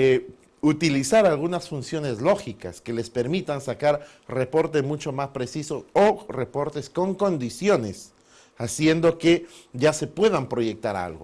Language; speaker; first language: Spanish; native; Spanish